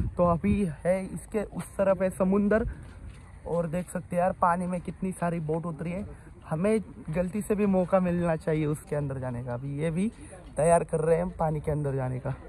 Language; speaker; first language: Hindi; non-native, local second language; Marathi